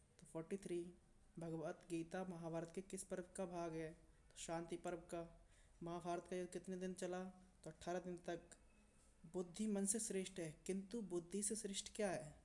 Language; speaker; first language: Hindi; native; Hindi